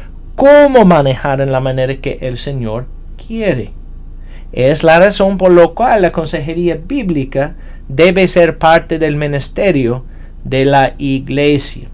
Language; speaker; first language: Spanish; non-native, fluent; English